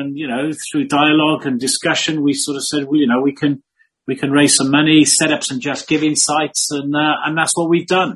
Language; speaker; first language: English; native; English